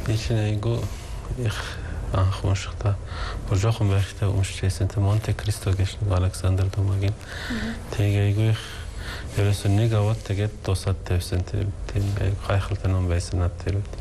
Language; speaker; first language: Mongolian; non-native, fluent; Turkish